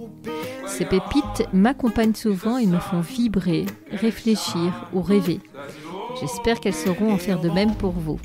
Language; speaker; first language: French; native; French